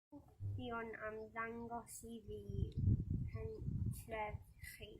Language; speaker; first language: Welsh; non-native, local second language; English